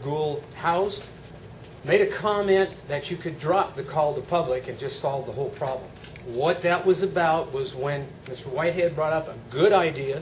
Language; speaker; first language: English; native; English